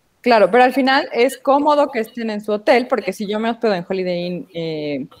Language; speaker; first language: Spanish; native; Spanish